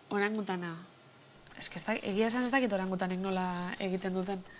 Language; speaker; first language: Basque; native; Basque